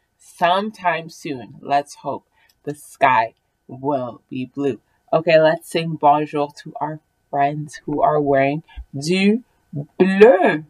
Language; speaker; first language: English; early bilingual, other home language; French